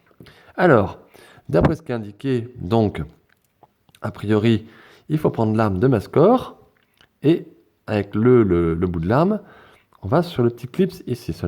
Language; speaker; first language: French; native; French